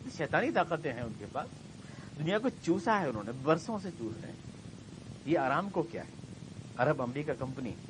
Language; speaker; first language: Urdu; native; Urdu